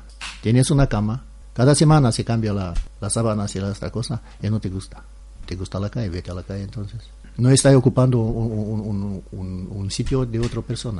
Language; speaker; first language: Spanish; non-native, learner; Romanian